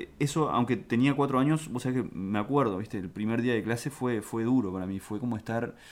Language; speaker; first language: Spanish; early bilingual, other home language; French